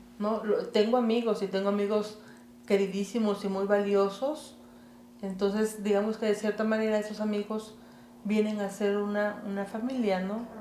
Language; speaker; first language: Spanish; native; Spanish